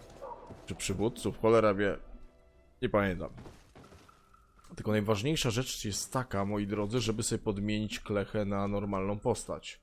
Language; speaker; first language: Polish; native; Polish